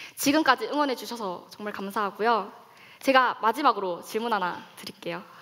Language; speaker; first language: Korean; native; Korean